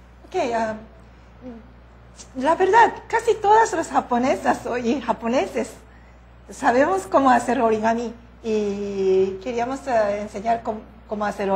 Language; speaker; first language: Spanish; non-native, learner; Japanese